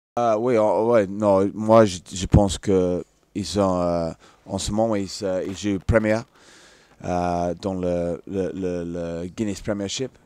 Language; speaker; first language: French; non-native, fluent; English